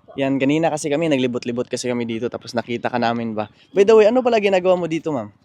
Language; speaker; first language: Filipino; non-native, local second language; Cebuano